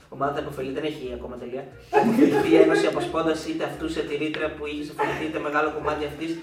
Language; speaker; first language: Greek; native; Greek